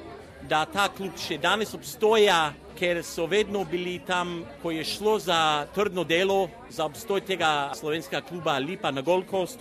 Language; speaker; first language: Slovenian; native; Slovenian